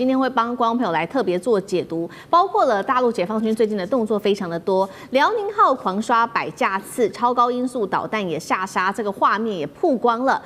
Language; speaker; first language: Chinese; native; Chinese